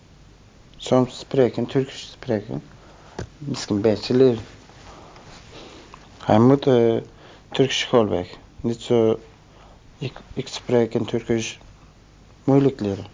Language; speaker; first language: Dutch; non-native, learner; Turkish